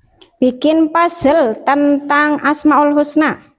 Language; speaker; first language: Indonesian; native; Indonesian